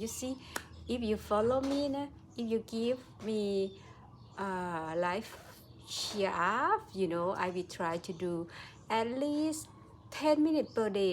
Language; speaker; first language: English; non-native, learner; Thai